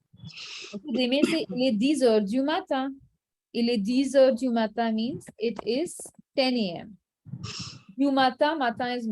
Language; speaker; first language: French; non-native, fluent; Hindi